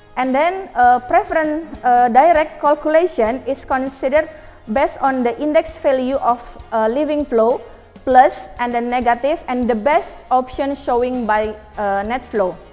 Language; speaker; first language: English; non-native, learner; Indonesian